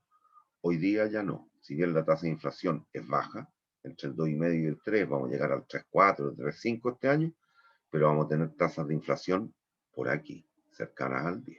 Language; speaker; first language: Spanish; native; Spanish